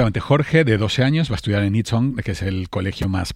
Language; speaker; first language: Spanish; native; Spanish